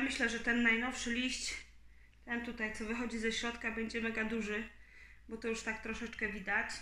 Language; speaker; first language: Polish; native; Polish